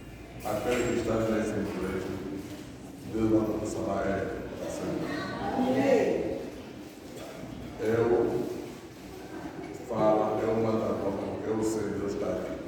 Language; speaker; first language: Portuguese; non-native, learner; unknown